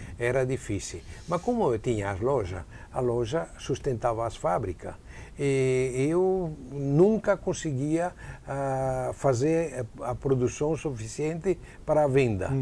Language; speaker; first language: Portuguese; non-native, fluent; Italian